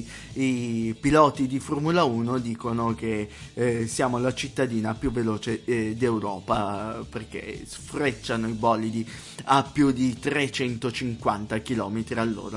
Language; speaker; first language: Italian; native; Italian